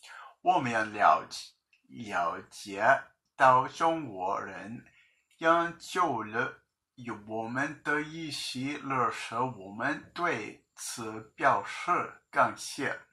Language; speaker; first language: Chinese; non-native, learner; English